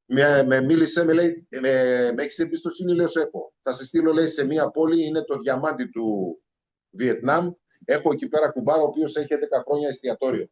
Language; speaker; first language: Greek; native; Greek